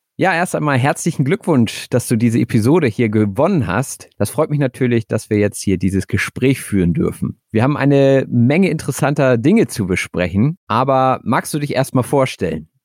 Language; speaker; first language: German; native; German